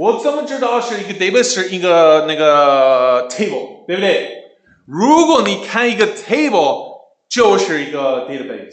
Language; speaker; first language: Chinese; non-native, learner; English